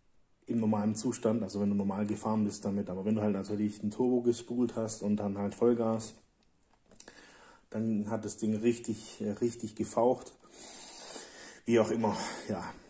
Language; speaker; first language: German; native; German